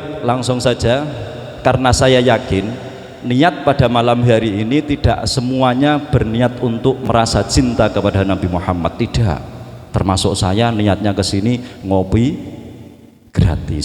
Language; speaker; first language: Indonesian; non-native, local second language; Javanese